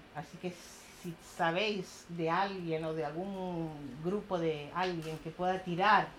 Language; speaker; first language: Spanish; native; Spanish